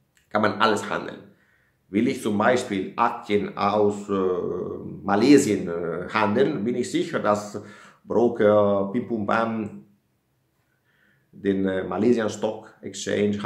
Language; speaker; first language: German; non-native, fluent; Italian